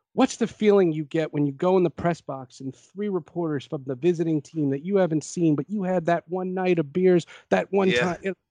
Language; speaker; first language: English; native; English